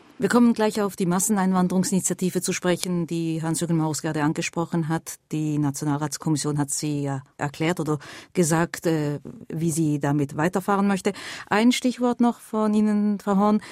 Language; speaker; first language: German; native; German